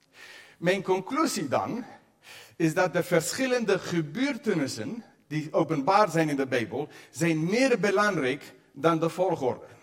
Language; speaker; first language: Dutch; non-native, fluent; English